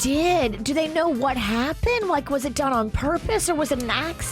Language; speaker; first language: English; native; English